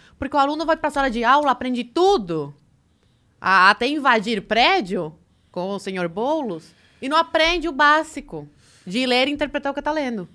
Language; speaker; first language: Portuguese; early bilingual, other home language; Spanish